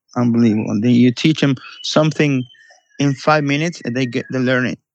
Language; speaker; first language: English; non-native, fluent; Spanish